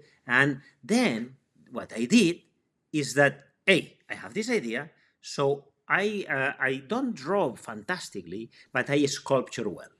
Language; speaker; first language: English; non-native, fluent; Spanish